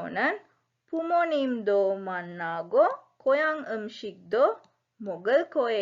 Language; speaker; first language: Korean; non-native, fluent; Sinhala